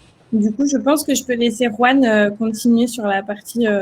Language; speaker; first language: French; native; French